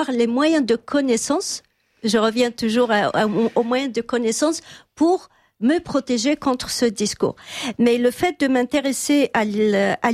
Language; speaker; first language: French; non-native, local second language; Kabyle